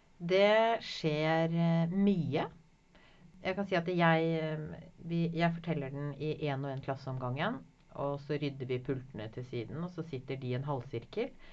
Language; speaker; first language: Norwegian; native; Norwegian